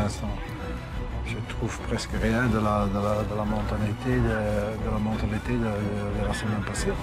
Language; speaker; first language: French; non-native, local second language; Dutch